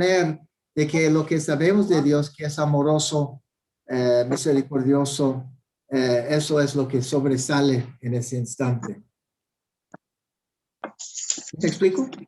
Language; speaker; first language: Spanish; non-native, fluent; English